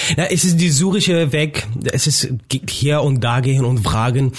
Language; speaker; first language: German; non-native, learner; Arabic